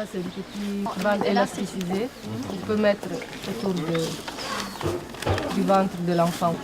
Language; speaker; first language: French; non-native, fluent; Italian